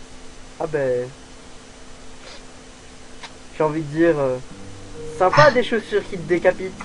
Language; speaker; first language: French; native; French